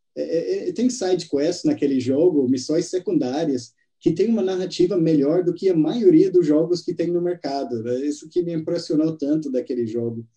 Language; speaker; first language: Portuguese; non-native, fluent; English